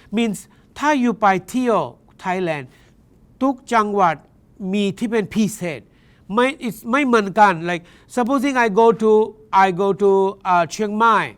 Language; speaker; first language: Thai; non-native, learner; English